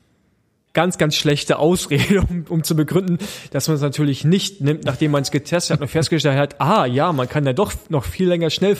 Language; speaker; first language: German; native; German